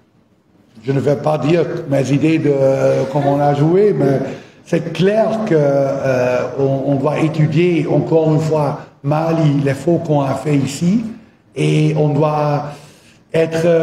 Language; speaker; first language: French; non-native, fluent; Dutch